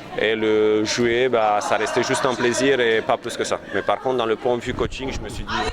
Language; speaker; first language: French; non-native, fluent; Romanian